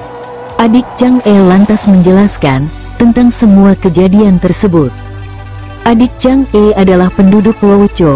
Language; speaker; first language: Indonesian; native; Indonesian